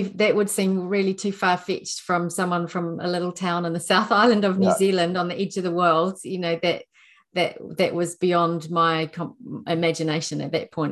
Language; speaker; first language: English; native; English